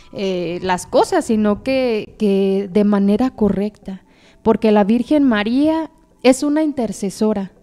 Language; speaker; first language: Spanish; native; Spanish